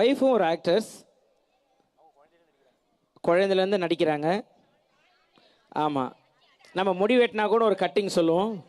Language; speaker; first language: Tamil; native; Tamil